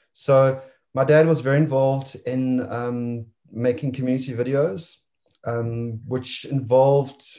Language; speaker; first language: English; native; English